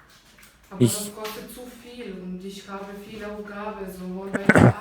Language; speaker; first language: German; non-native, fluent; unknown